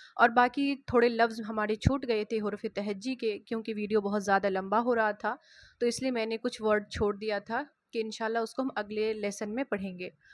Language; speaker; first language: Hindi; native; Hindi